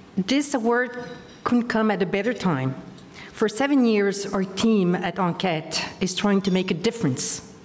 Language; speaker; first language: English; non-native, fluent; French